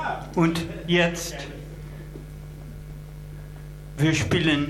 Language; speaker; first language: German; non-native, learner; English